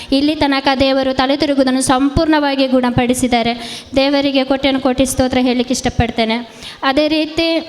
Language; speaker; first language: Kannada; non-native, local second language; Konkani